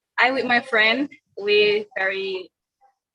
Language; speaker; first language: English; non-native, learner; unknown